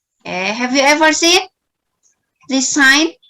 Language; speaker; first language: English; non-native, learner; Indonesian